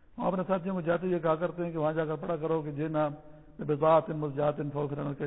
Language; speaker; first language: Urdu; non-native, local second language; Pashto